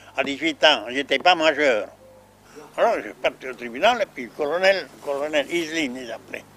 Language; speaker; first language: French; non-native, local second language; Swiss German